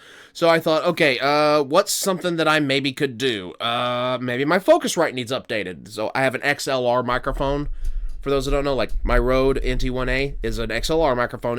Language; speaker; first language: English; native; English